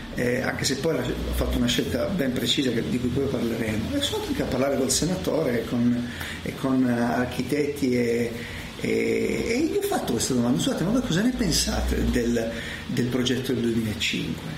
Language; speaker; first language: Italian; native; Italian